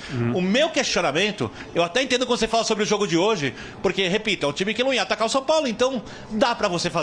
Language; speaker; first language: Portuguese; native; Portuguese